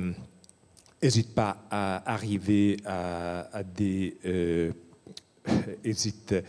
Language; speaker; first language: French; non-native, fluent; Italian